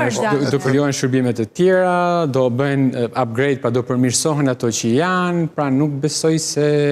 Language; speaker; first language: Albanian; native; Albanian